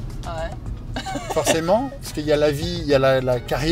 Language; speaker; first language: French; native; French